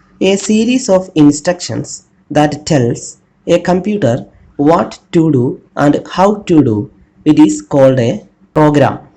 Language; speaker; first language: English; non-native, local second language; Malayalam